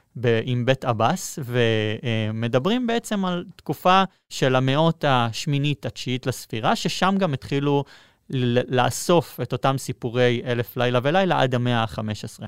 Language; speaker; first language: Hebrew; native; Hebrew